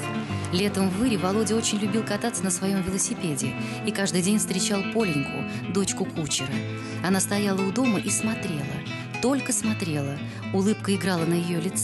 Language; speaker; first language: Russian; native; Russian